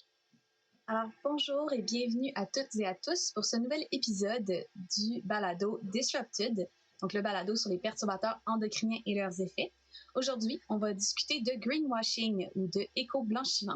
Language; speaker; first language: French; native; French